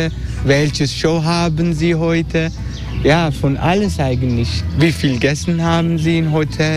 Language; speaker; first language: German; non-native, fluent; Turkish